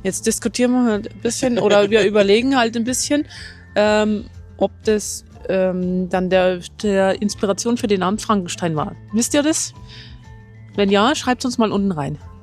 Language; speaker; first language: German; native; German